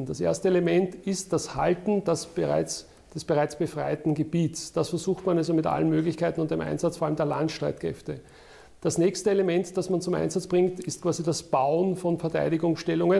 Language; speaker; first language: German; native; German